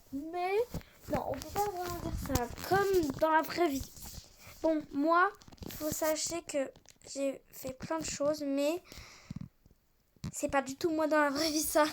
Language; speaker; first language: French; native; French